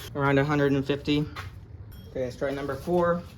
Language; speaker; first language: English; native; English